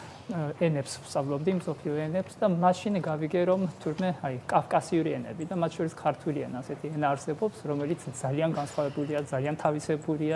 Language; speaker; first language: Georgian; non-native, fluent; Japanese